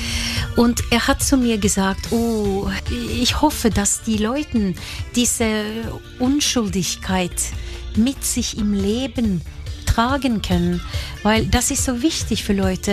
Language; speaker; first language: German; non-native, fluent; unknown